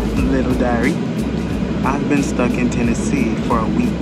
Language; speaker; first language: English; native; English